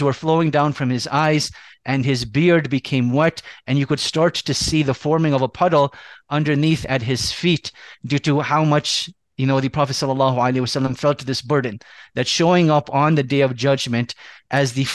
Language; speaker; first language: English; native; English